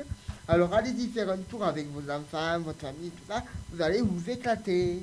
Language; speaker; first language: French; native; French